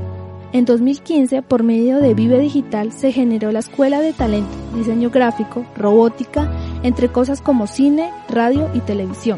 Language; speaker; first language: Spanish; native; Spanish